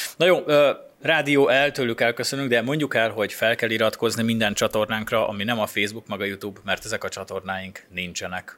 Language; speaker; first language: Hungarian; native; Hungarian